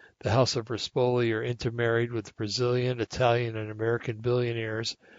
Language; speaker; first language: English; native; English